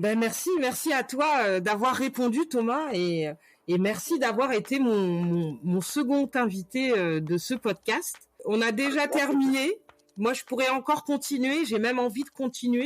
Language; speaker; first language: French; native; French